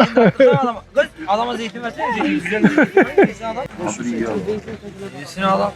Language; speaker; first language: Turkish; native; Turkish